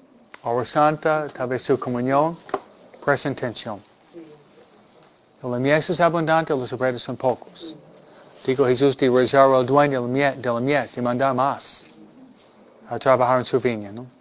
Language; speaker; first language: Spanish; non-native, fluent; English